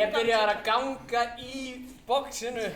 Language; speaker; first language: Icelandic; non-native, fluent; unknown